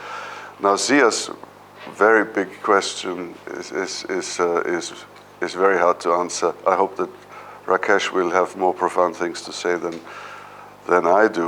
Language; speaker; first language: English; non-native, fluent; German